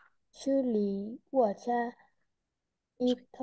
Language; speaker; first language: Chinese; non-native, learner; Vietnamese